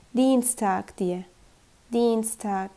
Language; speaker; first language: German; non-native, fluent; Turkish